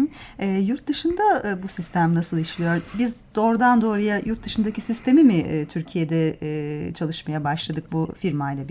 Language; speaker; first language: Turkish; native; Turkish